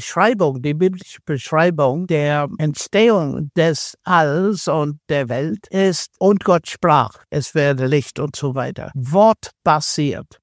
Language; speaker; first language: German; non-native, fluent; English